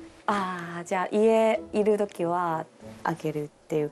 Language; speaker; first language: Japanese; non-native, learner; Cantonese